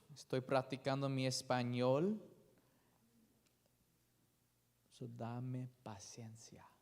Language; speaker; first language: Spanish; non-native, learner; English